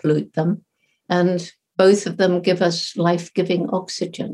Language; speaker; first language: English; native; English